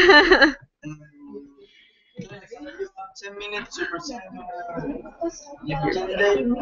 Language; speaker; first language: English; non-native, learner; Spanish